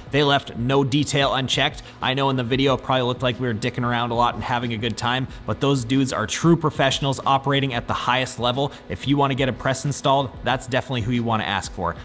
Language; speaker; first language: English; native; English